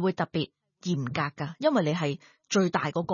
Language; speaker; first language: Cantonese; native; Cantonese